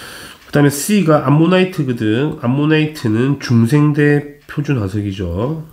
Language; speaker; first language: Korean; native; Korean